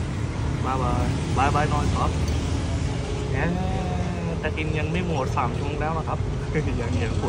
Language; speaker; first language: Thai; non-native, fluent; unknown